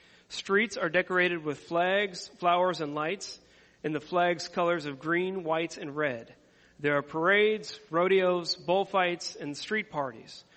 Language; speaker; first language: English; native; English